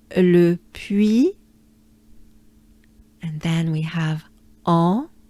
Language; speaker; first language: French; native; French